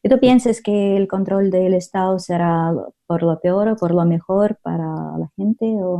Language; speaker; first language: Spanish; non-native, learner; Russian